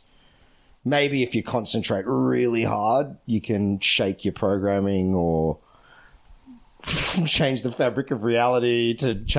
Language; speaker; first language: English; native; English